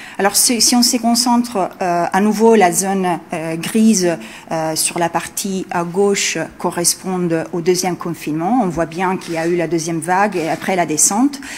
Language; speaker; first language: French; non-native, fluent; Italian